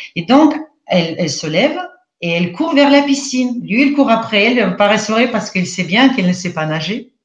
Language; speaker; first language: French; non-native, fluent; Russian